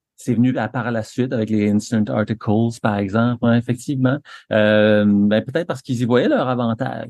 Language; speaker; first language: French; native; French